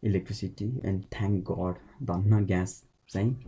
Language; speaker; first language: English; non-native, local second language; Nepali